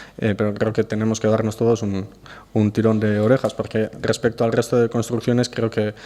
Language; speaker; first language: Spanish; native; Spanish